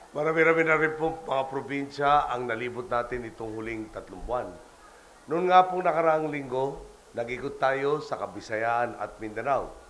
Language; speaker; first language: Filipino; native; Filipino